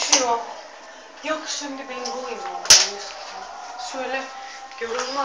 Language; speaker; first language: Turkish; non-native, learner; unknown